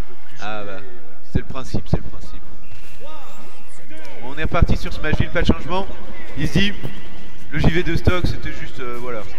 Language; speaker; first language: French; native; French